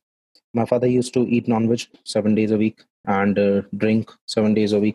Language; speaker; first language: English; non-native, local second language; Hindi